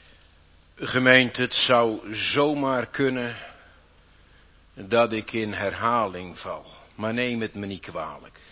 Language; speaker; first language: Dutch; native; Dutch